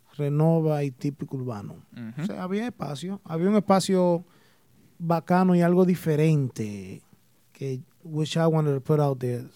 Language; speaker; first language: Spanish; early bilingual, heritage; Spanish